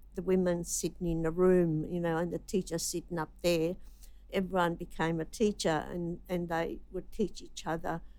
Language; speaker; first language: English; non-native, fluent; Italian